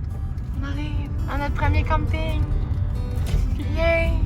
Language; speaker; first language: French; native; French